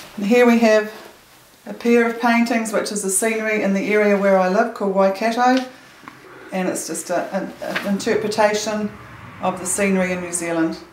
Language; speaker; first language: English; native; English